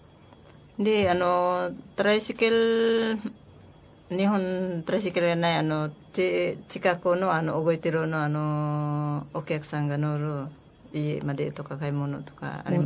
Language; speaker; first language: Japanese; non-native, learner; Filipino